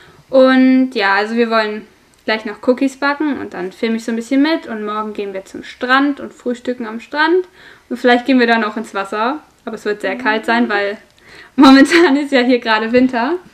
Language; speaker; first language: German; native; German